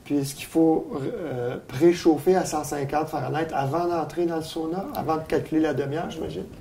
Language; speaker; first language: French; native; French